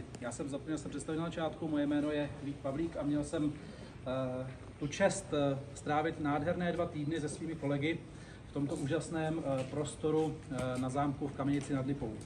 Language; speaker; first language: Czech; native; Czech